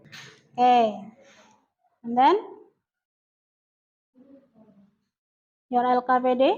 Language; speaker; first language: English; non-native, learner; Indonesian